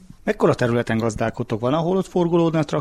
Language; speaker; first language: Hungarian; native; Hungarian